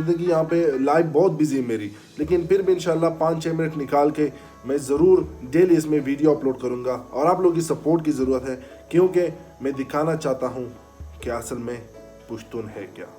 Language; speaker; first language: Hindi; non-native, local second language; Pashto